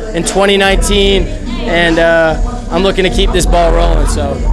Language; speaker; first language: English; native; English